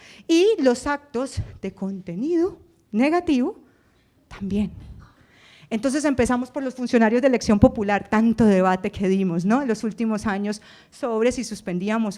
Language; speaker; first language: Spanish; native; Spanish